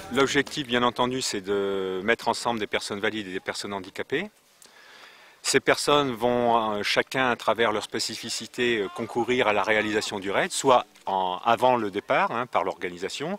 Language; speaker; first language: French; native; French